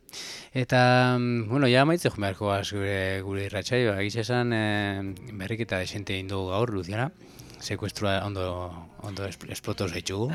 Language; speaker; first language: Basque; native; Basque